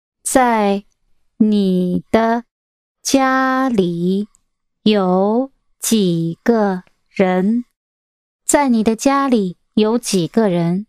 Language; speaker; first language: Chinese; non-native, learner; English